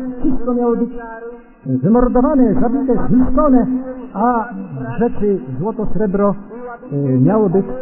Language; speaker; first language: Polish; native; Polish